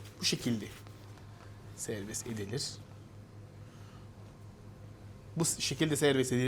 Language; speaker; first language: Turkish; non-native, fluent; Arabic